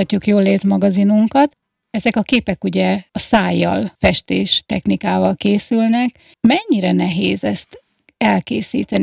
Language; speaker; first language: Hungarian; native; Hungarian